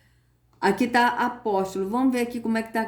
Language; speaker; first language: Portuguese; native; Portuguese